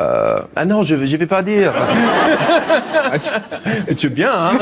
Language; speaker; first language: French; non-native, learner; English